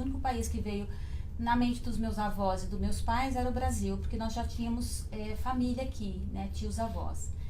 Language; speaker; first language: Portuguese; native; Portuguese